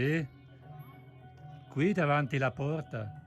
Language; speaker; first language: Italian; non-native, fluent; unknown